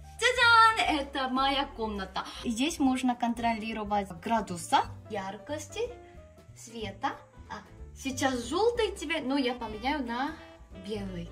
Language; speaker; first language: Russian; non-native, learner; Korean